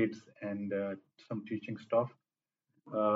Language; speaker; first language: English; non-native, local second language; Pashto